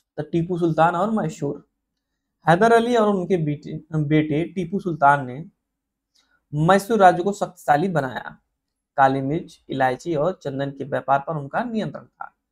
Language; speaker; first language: Hindi; native; Hindi